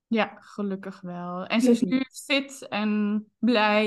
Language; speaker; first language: Dutch; native; Dutch